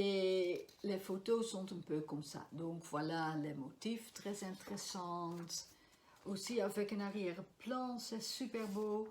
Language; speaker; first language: French; non-native, fluent; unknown